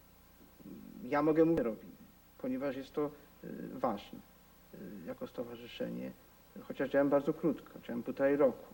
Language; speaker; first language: Polish; non-native, local second language; Rusyn